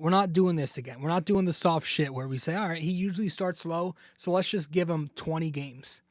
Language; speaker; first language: English; native; English